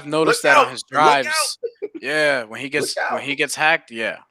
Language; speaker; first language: English; native; English